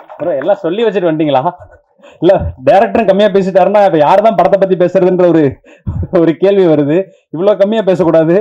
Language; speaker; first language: Tamil; native; Tamil